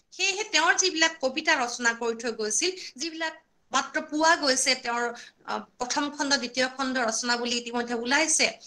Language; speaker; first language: Assamese; native; Assamese